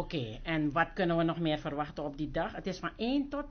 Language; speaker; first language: Dutch; native; Dutch